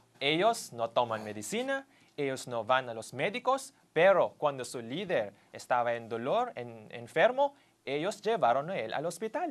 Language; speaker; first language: Spanish; non-native, fluent; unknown